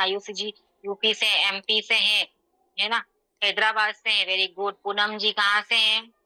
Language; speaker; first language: Hindi; native; Hindi